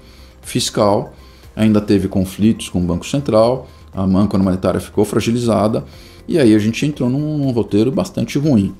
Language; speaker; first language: Portuguese; native; Portuguese